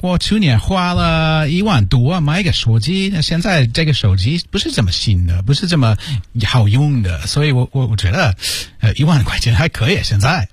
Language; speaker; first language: Chinese; non-native, learner; English